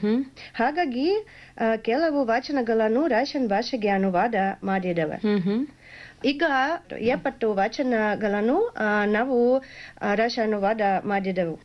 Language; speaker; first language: Kannada; non-native, learner; Russian